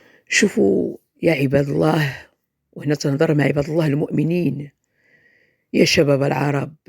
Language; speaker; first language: Arabic; native; Arabic